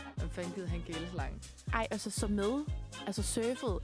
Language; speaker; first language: Danish; native; Danish